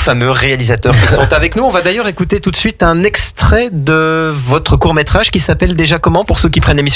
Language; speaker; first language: French; native; French